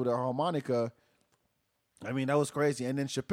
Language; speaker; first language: English; non-native, fluent; Wolof